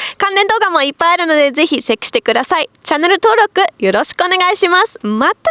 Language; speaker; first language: Japanese; non-native, fluent; German